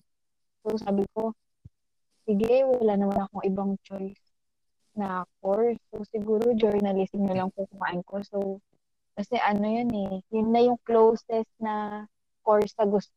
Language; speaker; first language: English; non-native, local second language; Filipino